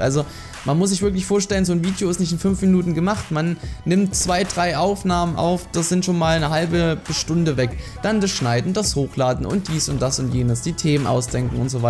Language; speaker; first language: German; native; German